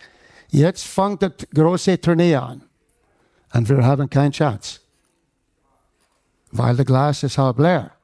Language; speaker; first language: German; non-native, fluent; English